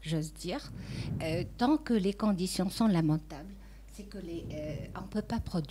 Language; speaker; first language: French; non-native, local second language; Arabic